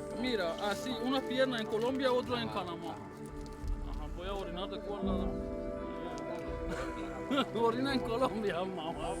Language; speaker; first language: Spanish; non-native, learner; Persian